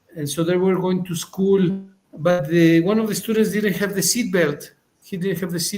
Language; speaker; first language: English; non-native, fluent; Spanish